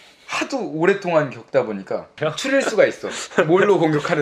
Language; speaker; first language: Korean; native; Korean